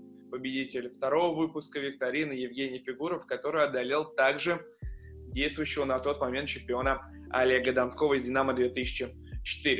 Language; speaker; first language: Russian; native; Russian